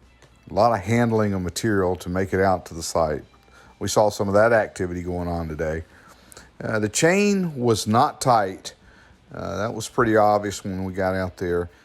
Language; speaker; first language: English; native; English